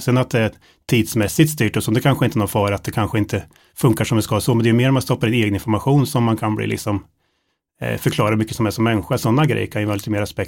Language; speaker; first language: Swedish; native; Swedish